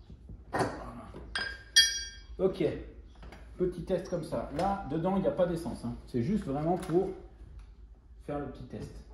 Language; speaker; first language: French; native; French